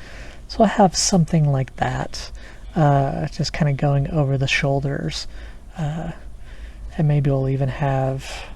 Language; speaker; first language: English; native; English